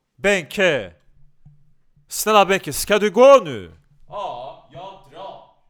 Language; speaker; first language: Swedish; non-native, fluent; Turkish